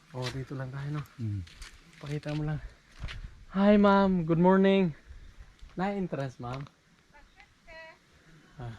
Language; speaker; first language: Filipino; non-native, local second language; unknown